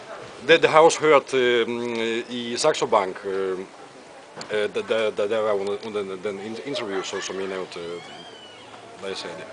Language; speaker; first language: Danish; non-native, fluent; Russian